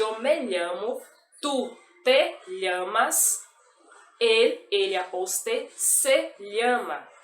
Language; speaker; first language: Spanish; non-native, fluent; Portuguese